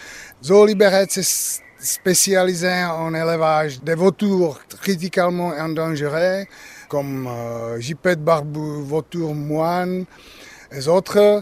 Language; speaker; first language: French; non-native, learner; Czech